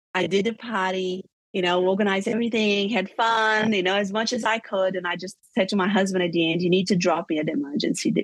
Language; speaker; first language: English; non-native, fluent; Portuguese